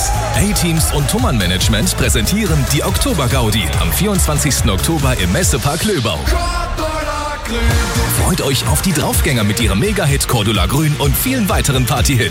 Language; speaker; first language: German; native; German